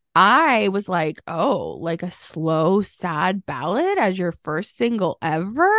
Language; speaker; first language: English; native; English